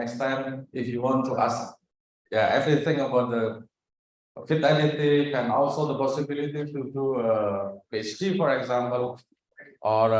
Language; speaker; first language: English; non-native, learner; Indonesian